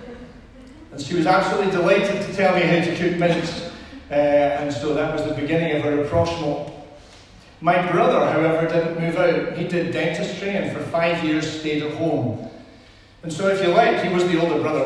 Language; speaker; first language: English; native; English